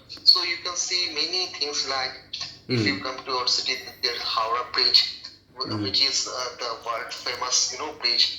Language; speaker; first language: English; non-native, local second language; Bangla